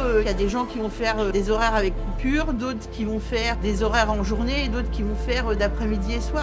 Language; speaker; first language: French; native; French